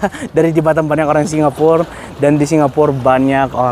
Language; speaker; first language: Indonesian; non-native, fluent; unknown